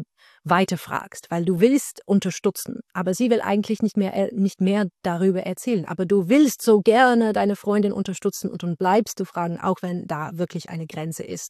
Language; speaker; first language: German; non-native, fluent; Dutch